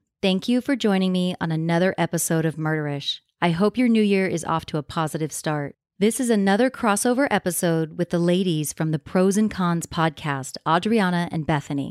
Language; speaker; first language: English; native; English